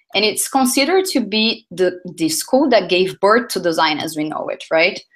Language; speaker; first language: English; non-native, fluent; Portuguese